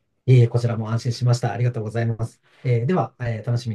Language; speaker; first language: Japanese; native; Japanese